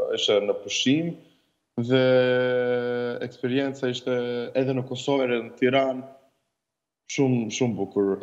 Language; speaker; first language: Albanian; non-native, learner; Serbian